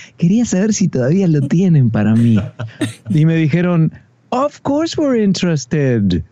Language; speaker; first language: Spanish; native; Spanish